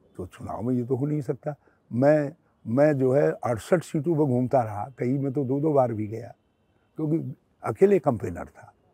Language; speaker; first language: Hindi; native; Hindi